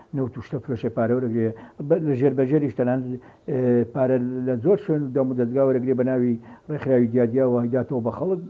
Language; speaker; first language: Central Kurdish; native; Central Kurdish